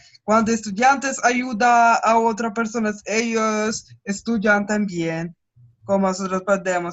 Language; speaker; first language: Spanish; non-native, learner; Russian